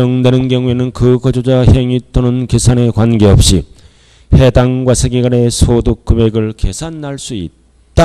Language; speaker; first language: Korean; native; Korean